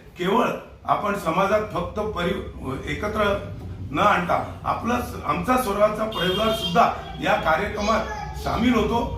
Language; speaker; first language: Marathi; non-native, local second language; Marwari